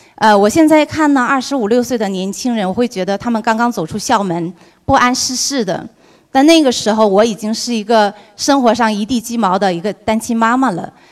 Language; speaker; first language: Chinese; native; Chinese